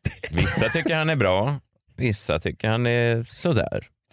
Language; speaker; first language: Swedish; native; Swedish